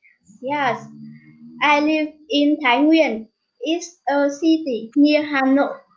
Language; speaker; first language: English; non-native, learner; Vietnamese